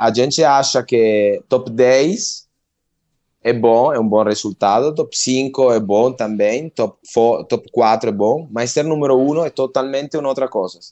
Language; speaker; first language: Portuguese; non-native, learner; Italian